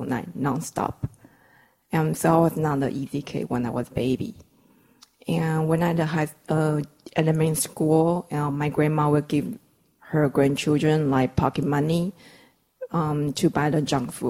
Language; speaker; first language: English; non-native, fluent; Chinese